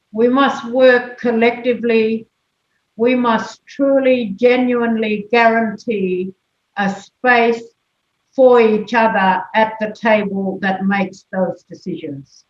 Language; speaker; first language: English; non-native, local second language; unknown